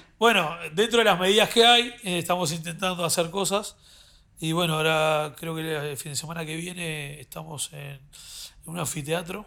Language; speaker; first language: Spanish; native; Spanish